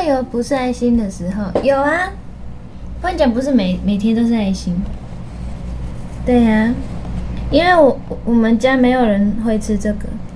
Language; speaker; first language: Chinese; non-native, fluent; Japanese